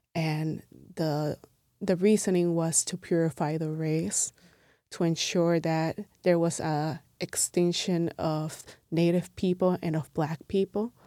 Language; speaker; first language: English; non-native, fluent; Spanish